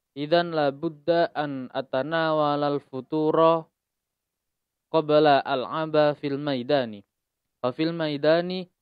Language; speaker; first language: Arabic; non-native, learner; Indonesian